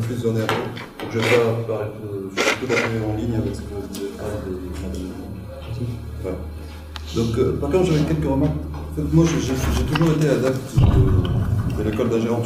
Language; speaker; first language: French; non-native, local second language; Arabic